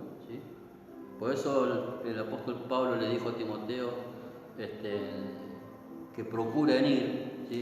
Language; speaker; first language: Spanish; native; Spanish